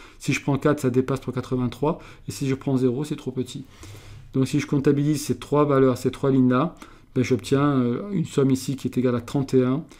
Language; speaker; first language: French; native; French